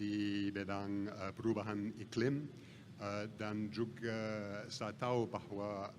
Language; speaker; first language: Indonesian; non-native, fluent; English